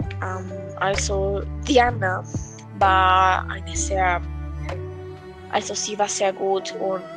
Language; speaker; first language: German; non-native, learner; Spanish